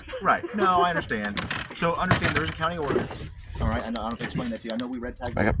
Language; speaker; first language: English; native; English